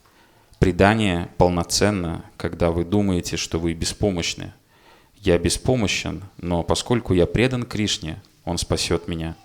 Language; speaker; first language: Russian; native; Russian